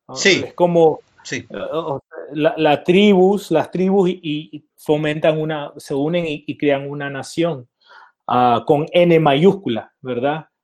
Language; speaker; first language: Spanish; early bilingual, heritage; Spanish